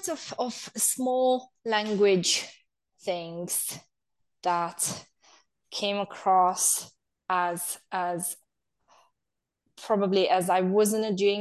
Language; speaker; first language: English; non-native, fluent; Romanian